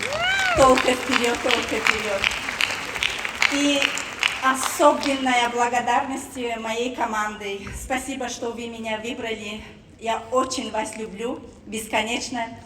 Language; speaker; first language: Russian; non-native, fluent; Tajik